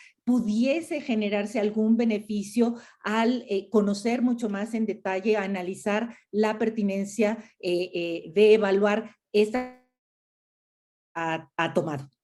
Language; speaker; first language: Spanish; native; Spanish